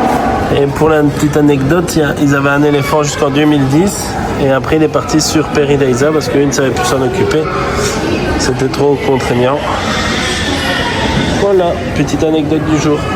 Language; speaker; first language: French; native; French